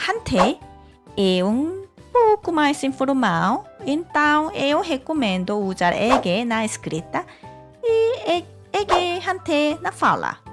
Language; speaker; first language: Portuguese; non-native, learner; Korean